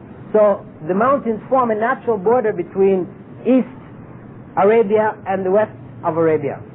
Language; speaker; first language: English; native; English